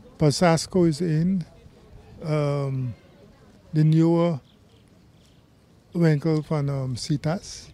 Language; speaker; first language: Dutch; non-native, local second language; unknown